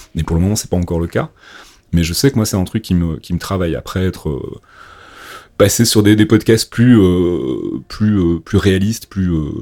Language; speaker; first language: French; native; French